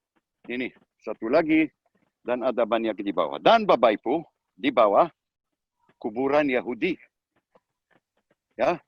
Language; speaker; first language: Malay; non-native, learner; Hebrew